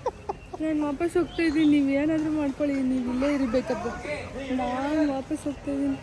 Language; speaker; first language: Kannada; native; Kannada